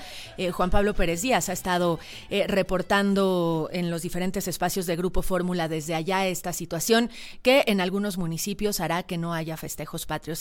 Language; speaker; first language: Spanish; native; Spanish